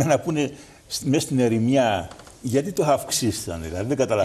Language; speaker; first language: Greek; native; Greek